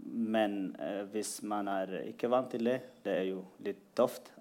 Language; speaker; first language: Norwegian; non-native, fluent; Tigrinya